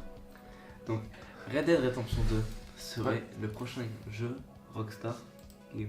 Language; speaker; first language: French; native; French